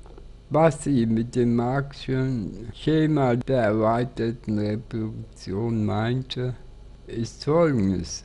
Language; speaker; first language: German; native; German